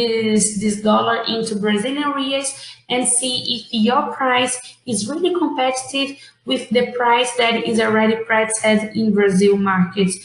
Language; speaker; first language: English; non-native, fluent; Portuguese